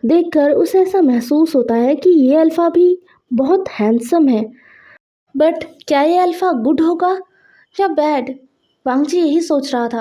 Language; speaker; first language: Hindi; non-native, local second language; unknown